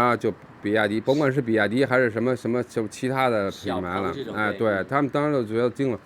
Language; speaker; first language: Chinese; native; Chinese